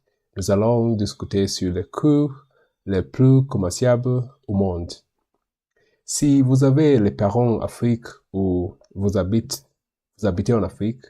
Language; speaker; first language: French; non-native, learner; English